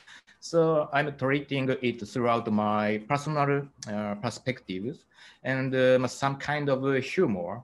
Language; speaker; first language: English; non-native, learner; Japanese